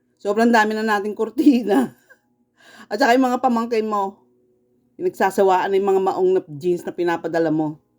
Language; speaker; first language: Filipino; native; Filipino